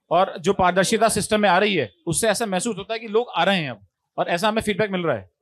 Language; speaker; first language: Hindi; native; Hindi